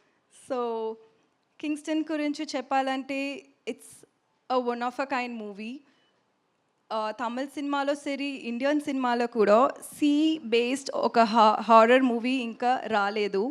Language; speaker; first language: Telugu; non-native, learner; Tamil